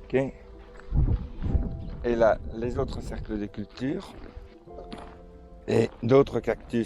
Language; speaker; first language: French; native; French